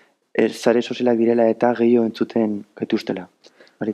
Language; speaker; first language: Basque; native; Basque